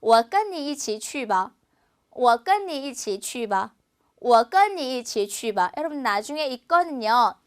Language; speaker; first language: Chinese; non-native, fluent; Korean